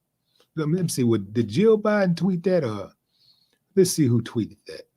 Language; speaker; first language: English; native; English